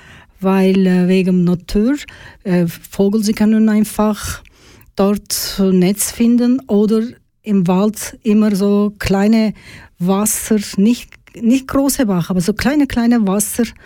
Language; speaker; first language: German; non-native, learner; Turkish